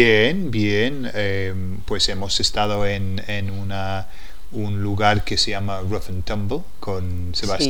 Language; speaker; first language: Spanish; non-native, learner; English